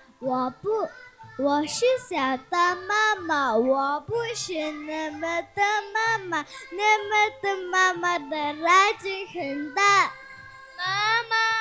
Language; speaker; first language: Chinese; non-native, learner; Mongolian